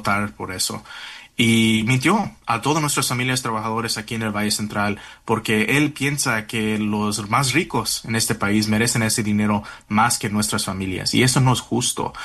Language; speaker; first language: Spanish; early bilingual, heritage; Spanish